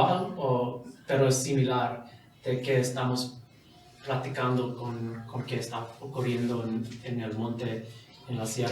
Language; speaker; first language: Spanish; non-native, fluent; English